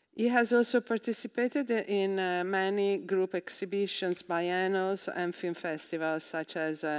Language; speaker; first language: English; non-native, fluent; Italian